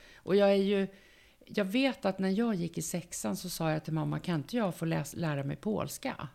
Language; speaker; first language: Swedish; native; Swedish